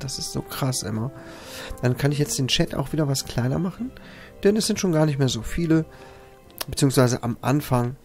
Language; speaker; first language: German; native; German